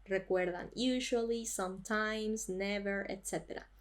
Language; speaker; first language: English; non-native, fluent; Spanish